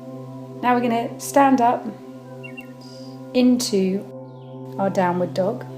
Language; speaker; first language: English; native; English